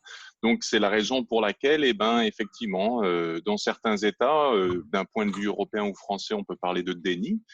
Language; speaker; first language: French; native; French